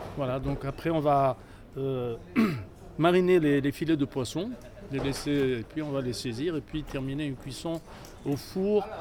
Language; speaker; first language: French; non-native, local second language; Arabic